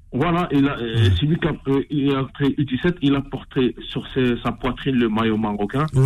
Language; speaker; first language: French; non-native, local second language; Arabic